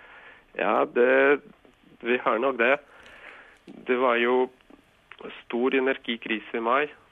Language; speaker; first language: Norwegian; non-native, fluent; Russian